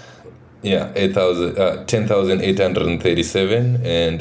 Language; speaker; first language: English; non-native, local second language; Shona